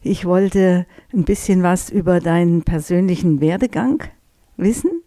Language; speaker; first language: German; native; German